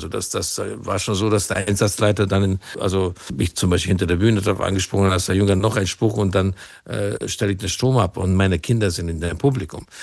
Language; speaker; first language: German; non-native, fluent; Hungarian